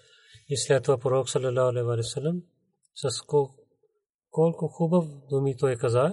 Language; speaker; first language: Bulgarian; non-native, learner; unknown